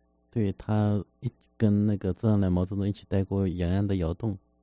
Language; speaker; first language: Chinese; native; Chinese